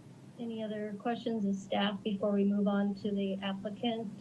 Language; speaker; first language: English; native; English